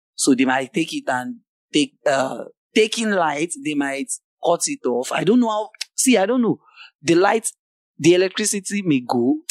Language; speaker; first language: English; non-native, local second language; Yoruba